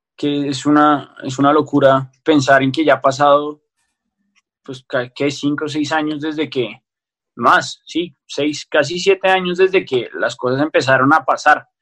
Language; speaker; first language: Spanish; native; Spanish